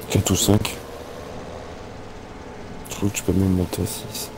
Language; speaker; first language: French; native; French